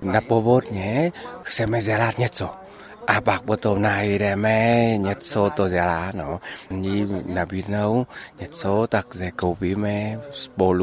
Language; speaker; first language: Czech; non-native, learner; Vietnamese